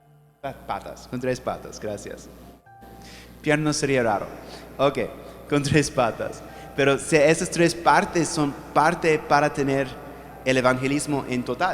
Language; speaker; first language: Spanish; non-native, fluent; English